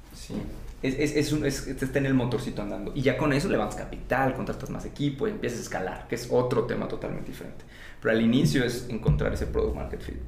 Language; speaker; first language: Spanish; native; Spanish